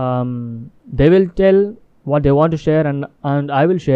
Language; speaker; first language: English; non-native, local second language; Telugu